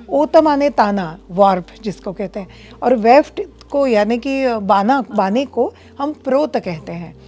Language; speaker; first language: Hindi; non-native, local second language; Marathi